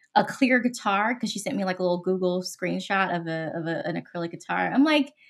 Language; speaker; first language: English; native; English